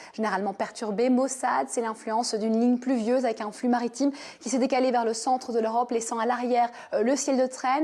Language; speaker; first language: French; native; French